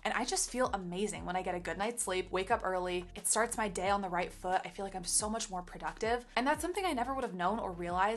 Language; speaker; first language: English; native; English